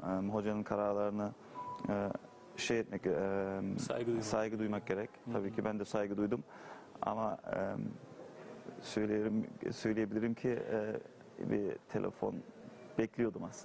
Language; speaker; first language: Turkish; early bilingual, heritage; Turkish